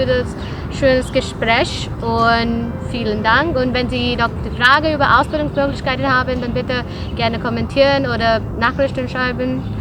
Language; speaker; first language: German; non-native, fluent; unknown